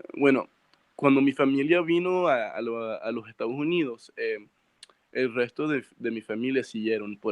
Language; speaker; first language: Spanish; early bilingual, heritage; Spanish